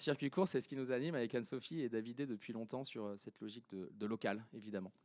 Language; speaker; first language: French; native; French